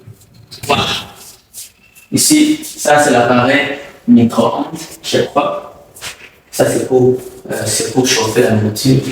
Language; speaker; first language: French; non-native, local second language; Rundi